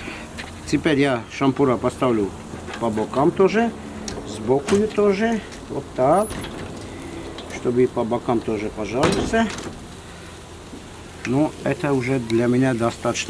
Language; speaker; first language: Russian; non-native, fluent; Armenian